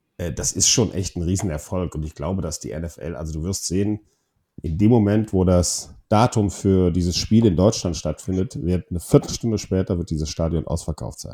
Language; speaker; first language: German; non-native, fluent; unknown